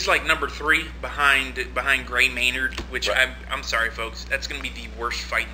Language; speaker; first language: English; native; English